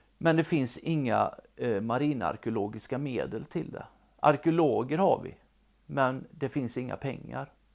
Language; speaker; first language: Swedish; native; Swedish